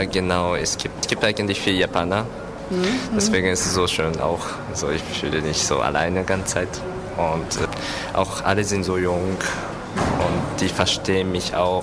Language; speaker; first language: German; non-native, learner; Japanese